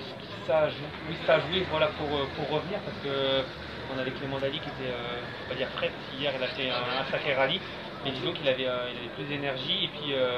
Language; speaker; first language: French; native; French